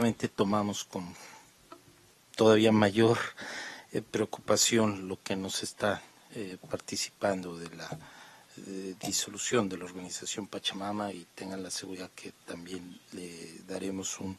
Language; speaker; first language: Spanish; native; Spanish